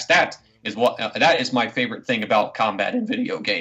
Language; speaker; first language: English; native; English